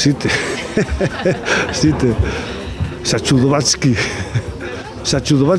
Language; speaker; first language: Macedonian; non-native, learner; Spanish